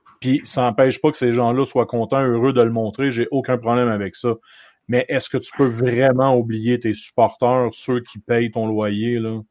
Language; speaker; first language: French; native; French